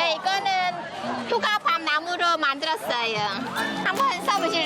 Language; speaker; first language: Korean; non-native, fluent; Khmer